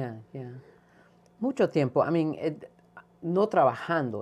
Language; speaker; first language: Spanish; early bilingual, heritage; Spanish